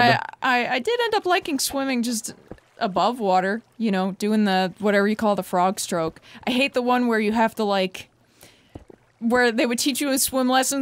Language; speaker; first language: English; native; English